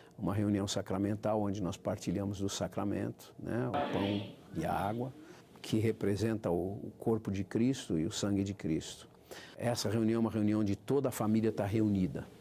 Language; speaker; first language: Portuguese; native; Portuguese